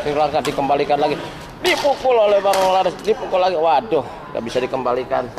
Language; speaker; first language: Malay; non-native, local second language; Javanese